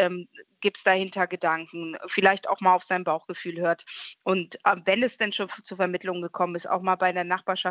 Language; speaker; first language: German; native; German